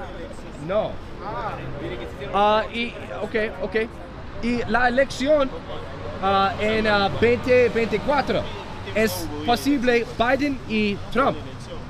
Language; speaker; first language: Spanish; non-native, learner; English